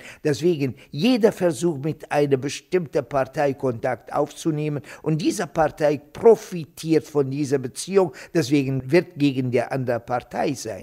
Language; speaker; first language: German; non-native, fluent; Kurdish